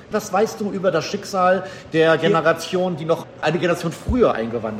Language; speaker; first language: German; native; German